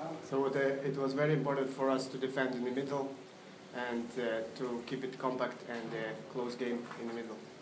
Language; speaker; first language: English; non-native, fluent; Russian